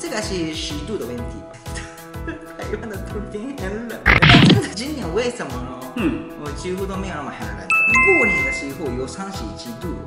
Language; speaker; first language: Chinese; non-native, fluent; Japanese